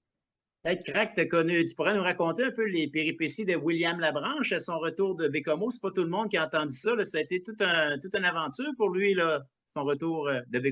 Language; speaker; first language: French; native; French